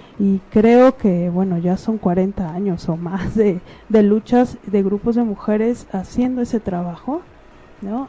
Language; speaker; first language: Spanish; native; Spanish